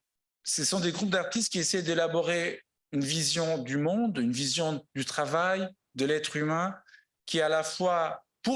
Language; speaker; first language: French; non-native, fluent; Italian